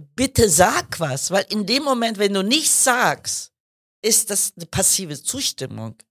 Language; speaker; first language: German; early bilingual, other home language; Kurdish